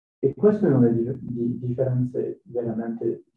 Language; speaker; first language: Italian; non-native, learner; French